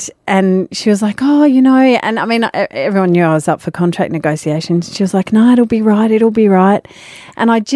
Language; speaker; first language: English; native; English